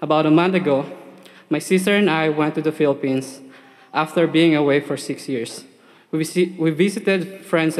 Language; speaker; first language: English; non-native, local second language; Filipino